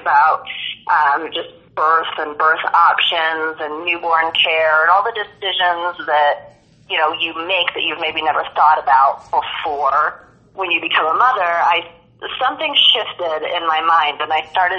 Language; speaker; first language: English; native; English